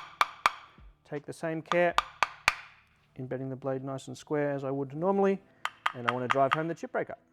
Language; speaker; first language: English; native; English